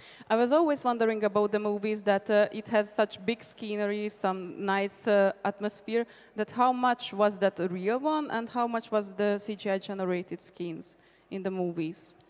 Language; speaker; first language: English; non-native, fluent; Hungarian